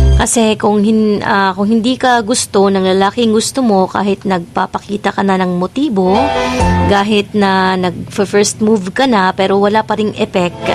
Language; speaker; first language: Filipino; non-native, local second language; Cebuano